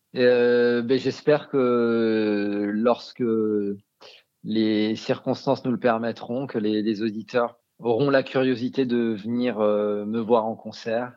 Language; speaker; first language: French; native; French